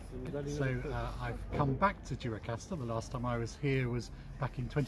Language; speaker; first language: English; native; English